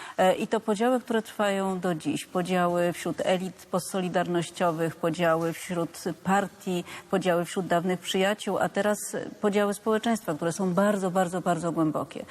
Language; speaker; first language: Polish; native; Polish